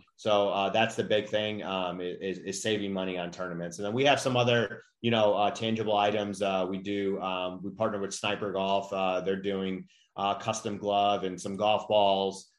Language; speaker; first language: English; native; English